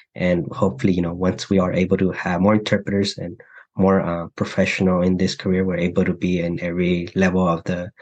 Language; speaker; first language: English; early bilingual, other home language; Mixtepec Mixtec